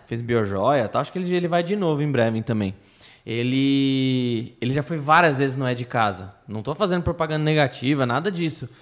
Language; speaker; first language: Portuguese; native; Portuguese